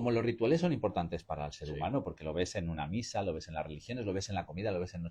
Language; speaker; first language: Spanish; native; Spanish